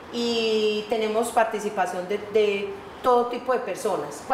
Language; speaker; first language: Spanish; native; Spanish